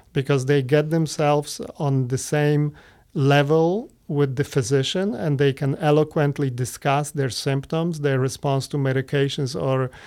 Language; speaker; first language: English; non-native, fluent; Polish